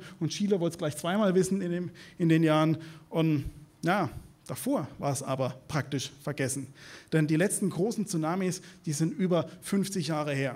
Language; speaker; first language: German; native; German